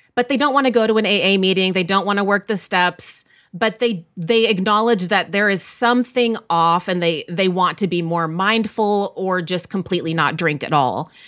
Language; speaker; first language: English; native; English